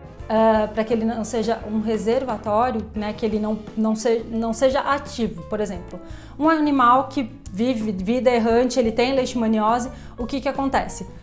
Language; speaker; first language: Portuguese; native; Portuguese